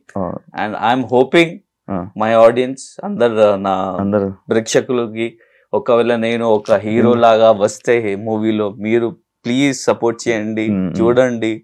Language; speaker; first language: Telugu; non-native, local second language; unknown